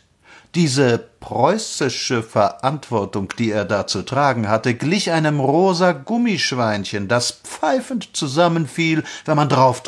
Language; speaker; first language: German; native; German